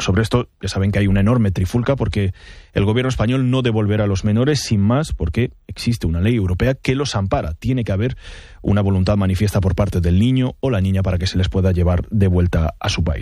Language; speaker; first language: Spanish; native; Spanish